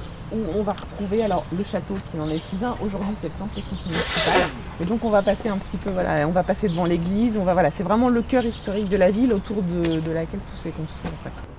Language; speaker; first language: French; native; French